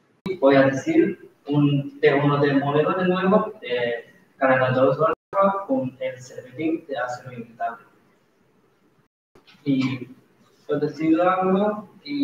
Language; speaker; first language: Spanish; non-native, learner; Chinese